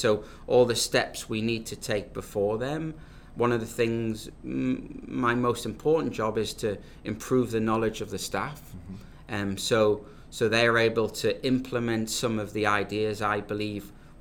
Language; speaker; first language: English; native; English